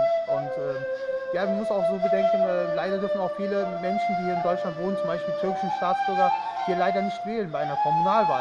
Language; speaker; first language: German; early bilingual, other home language; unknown